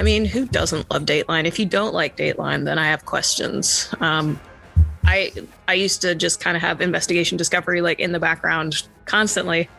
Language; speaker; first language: English; native; English